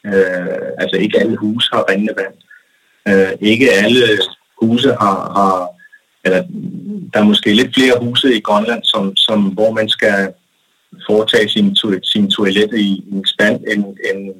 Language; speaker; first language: Danish; non-native, local second language; Kalaallisut